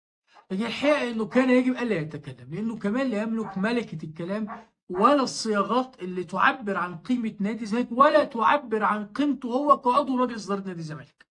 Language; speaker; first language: Arabic; native; Arabic